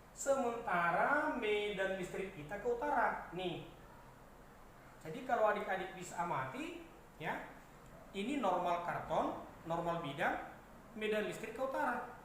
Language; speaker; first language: Indonesian; native; Indonesian